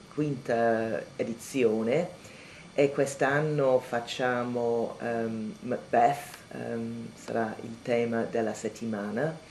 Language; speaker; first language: Italian; non-native, fluent; English